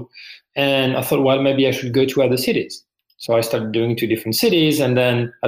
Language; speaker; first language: English; non-native, fluent; French